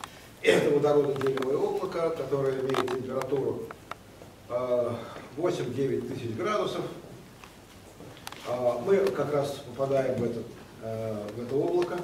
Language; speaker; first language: Russian; native; Russian